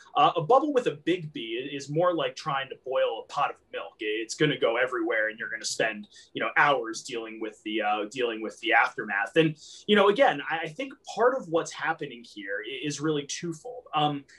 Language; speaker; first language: English; native; English